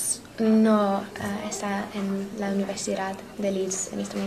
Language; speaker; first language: Spanish; non-native, learner; English